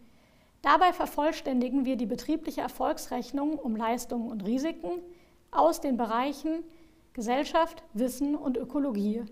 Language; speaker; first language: German; native; German